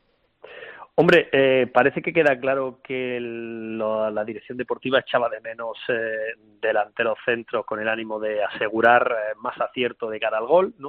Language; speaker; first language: Spanish; native; Spanish